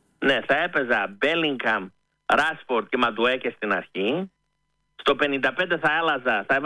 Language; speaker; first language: Greek; early bilingual, heritage; Greek